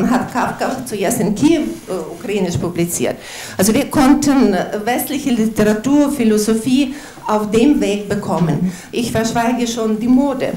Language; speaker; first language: German; non-native, fluent; Ukrainian